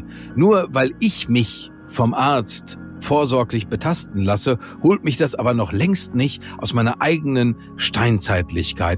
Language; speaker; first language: German; native; German